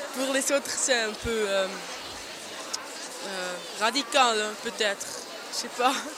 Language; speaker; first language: French; non-native, local second language; German